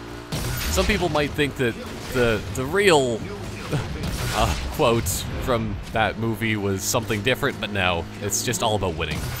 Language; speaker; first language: English; native; English